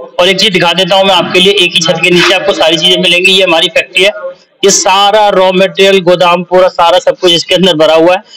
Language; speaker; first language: Hindi; native; Hindi